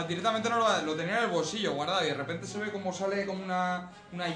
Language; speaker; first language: Spanish; native; Spanish